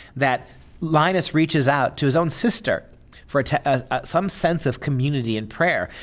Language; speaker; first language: English; native; English